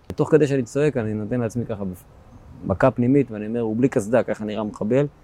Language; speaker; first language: Hebrew; native; Hebrew